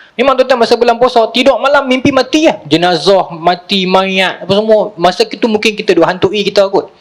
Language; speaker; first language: Malay; native; Malay